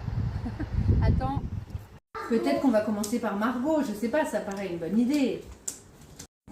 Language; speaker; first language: French; native; French